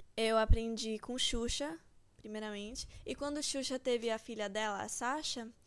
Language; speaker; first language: Portuguese; early bilingual, heritage; Portuguese